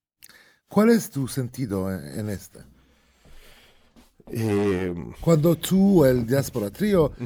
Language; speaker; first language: Spanish; non-native, fluent; Arabic